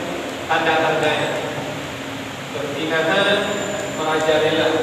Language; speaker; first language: Indonesian; native; Indonesian